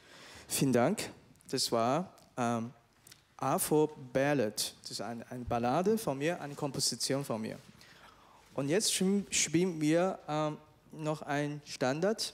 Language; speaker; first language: German; non-native, fluent; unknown